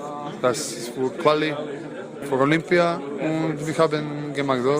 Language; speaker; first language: German; non-native, learner; Croatian